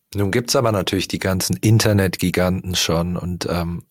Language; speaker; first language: German; native; German